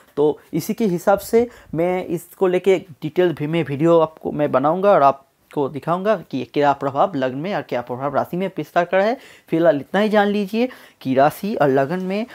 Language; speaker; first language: Hindi; non-native, local second language; Bangla